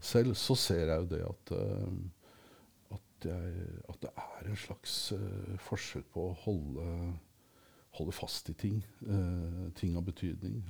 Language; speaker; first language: Norwegian; native; Norwegian